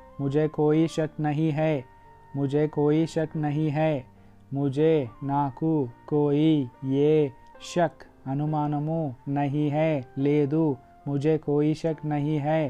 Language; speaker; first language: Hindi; non-native, local second language; Telugu